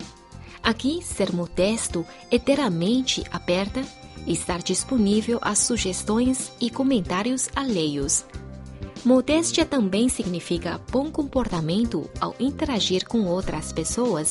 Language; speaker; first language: Portuguese; non-native, fluent; Chinese